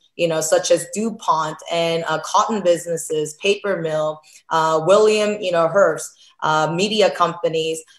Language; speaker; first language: English; early bilingual, other home language; Korean